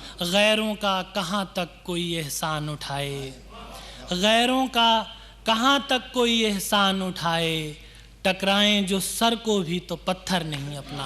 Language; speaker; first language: Urdu; native; Urdu